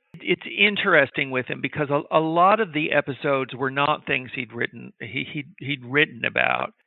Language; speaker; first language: English; native; English